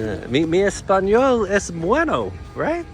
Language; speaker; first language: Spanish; non-native, learner; English